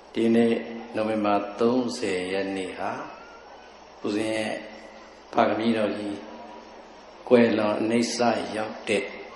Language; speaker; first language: Burmese; native; Burmese